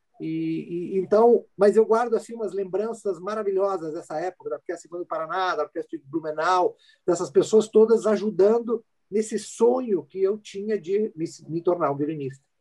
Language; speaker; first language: Portuguese; early bilingual, other home language; Italian